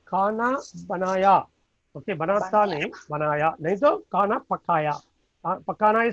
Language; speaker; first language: Hindi; non-native, learner; Tamil